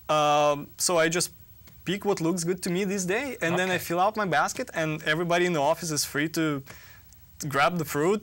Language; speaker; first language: English; non-native, fluent; Russian